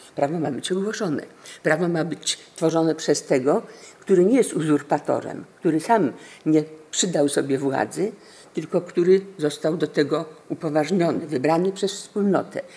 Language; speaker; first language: Polish; native; Polish